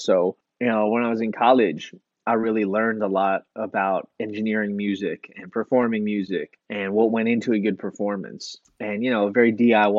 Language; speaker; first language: English; native; English